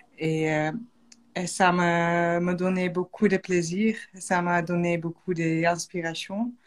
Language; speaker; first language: French; non-native, learner; Dutch